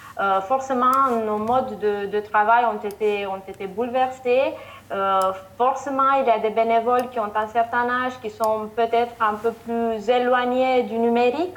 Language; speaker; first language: French; non-native, fluent; Romanian